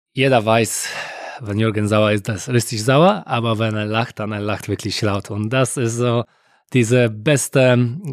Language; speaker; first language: German; non-native, learner; Polish